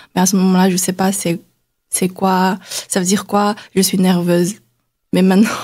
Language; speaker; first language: French; non-native, fluent; Chinese